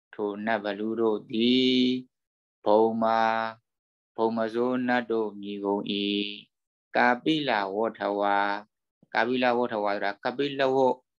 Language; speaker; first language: Burmese; native; Burmese